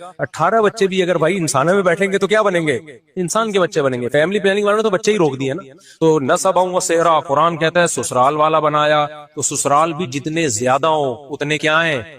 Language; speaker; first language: Urdu; native; Urdu